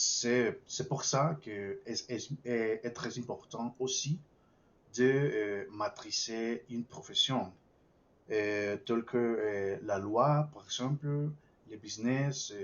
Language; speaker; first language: French; non-native, fluent; Spanish